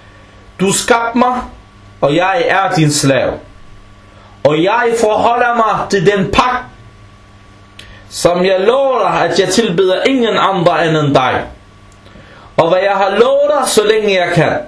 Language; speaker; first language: Danish; early bilingual, other home language; Arabic